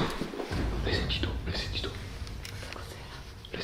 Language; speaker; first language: Italian; native; Italian